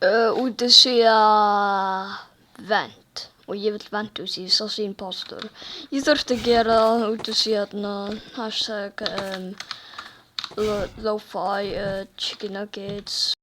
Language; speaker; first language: Icelandic; early bilingual, heritage; English